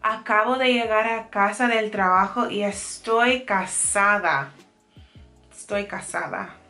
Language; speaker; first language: Spanish; non-native, fluent; English